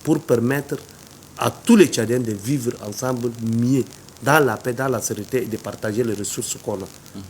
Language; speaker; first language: French; non-native, local second language; Arabic